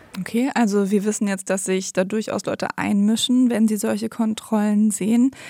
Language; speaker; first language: German; native; German